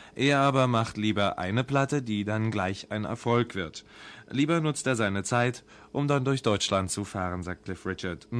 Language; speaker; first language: German; native; German